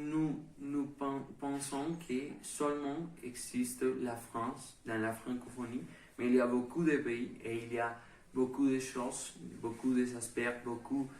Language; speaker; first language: French; non-native, learner; Spanish